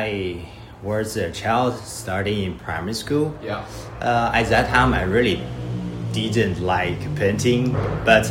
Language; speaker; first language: English; non-native, learner; Chinese